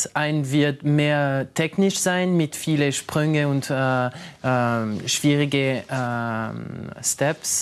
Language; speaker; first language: German; non-native, local second language; French